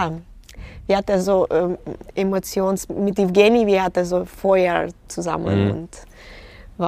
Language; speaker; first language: German; non-native, fluent; Russian